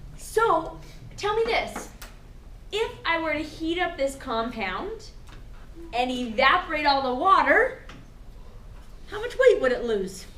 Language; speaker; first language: English; native; English